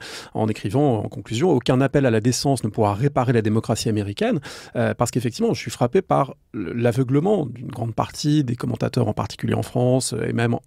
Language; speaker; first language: French; native; French